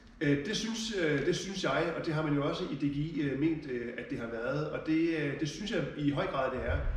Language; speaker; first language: Danish; early bilingual, other home language; German